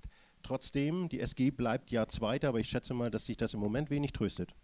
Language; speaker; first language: German; native; German